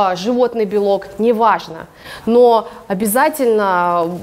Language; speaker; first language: Russian; early bilingual, other home language; English